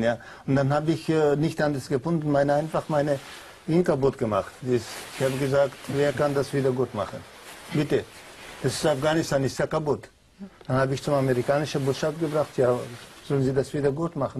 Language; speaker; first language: German; non-native, learner; Pashto